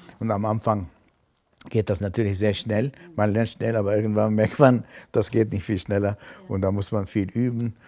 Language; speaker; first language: German; non-native, fluent; Armenian